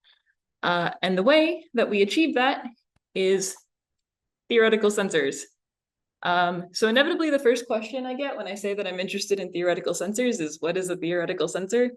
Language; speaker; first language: English; native; English